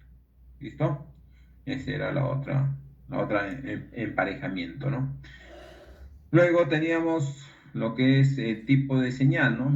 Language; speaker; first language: Spanish; native; Spanish